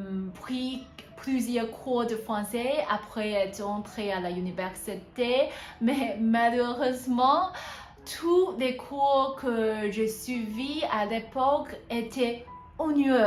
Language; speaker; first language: French; non-native, fluent; Hakka Chinese